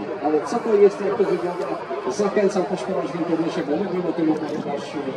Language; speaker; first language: Polish; native; Polish